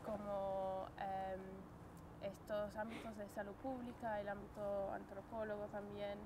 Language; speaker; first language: Spanish; non-native, fluent; English